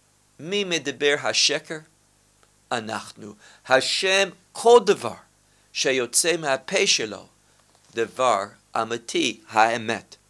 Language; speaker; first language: Hebrew; non-native, fluent; English